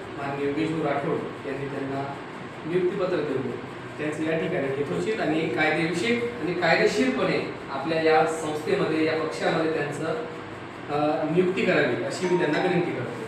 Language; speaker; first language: Marathi; non-native, local second language; Lambadi